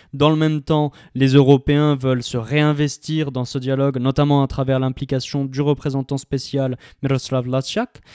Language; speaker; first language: French; native; French